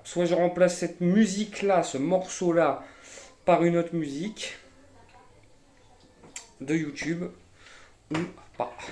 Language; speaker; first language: French; native; French